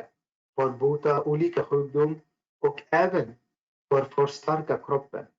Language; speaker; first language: Swedish; non-native, fluent; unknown